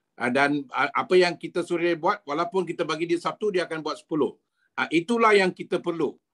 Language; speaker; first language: Malay; native; Malay